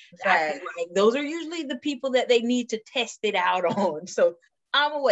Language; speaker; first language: English; native; English